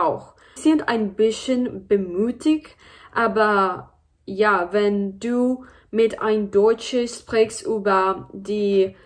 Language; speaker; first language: German; non-native, learner; Spanish